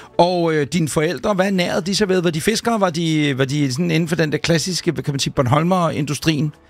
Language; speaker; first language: Danish; native; Danish